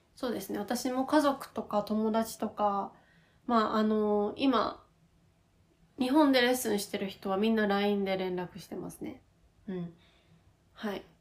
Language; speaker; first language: Japanese; native; Japanese